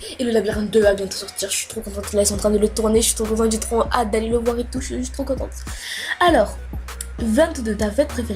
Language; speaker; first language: French; native; French